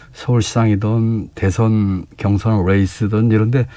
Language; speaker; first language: Korean; native; Korean